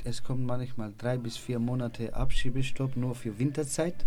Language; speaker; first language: German; non-native, learner; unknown